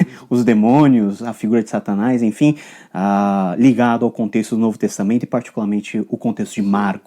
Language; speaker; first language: Portuguese; native; Portuguese